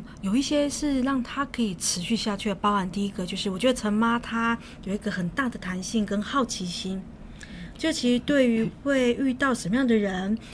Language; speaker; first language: Chinese; native; Chinese